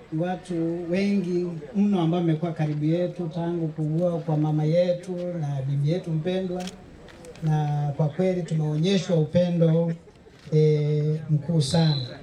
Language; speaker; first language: Swahili; native; Swahili